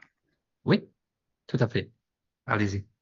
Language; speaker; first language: French; non-native, fluent; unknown